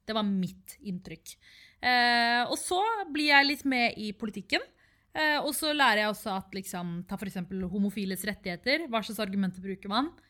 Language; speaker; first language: Norwegian; early bilingual, other home language; Tamil